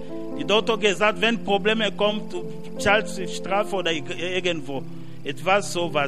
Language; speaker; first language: German; non-native, learner; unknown